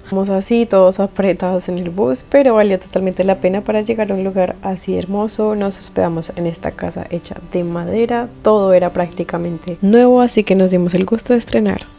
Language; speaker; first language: Spanish; native; Spanish